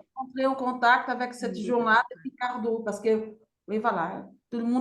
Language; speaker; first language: French; non-native, fluent; Portuguese